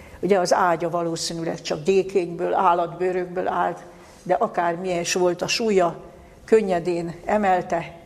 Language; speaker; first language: Hungarian; native; Hungarian